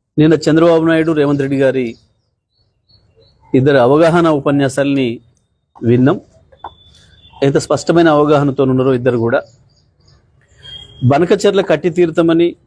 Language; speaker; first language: Telugu; native; Telugu